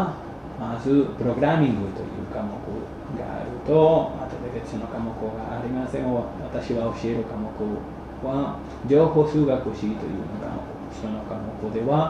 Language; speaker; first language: Japanese; non-native, fluent; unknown